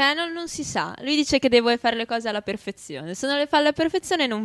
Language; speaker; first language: Italian; native; Italian